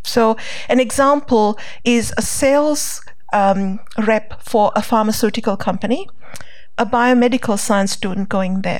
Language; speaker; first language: English; non-native, local second language; Sinhala